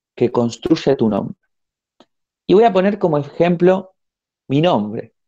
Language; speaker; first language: Spanish; native; Spanish